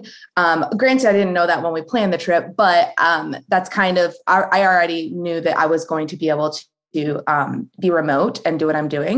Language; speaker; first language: English; native; English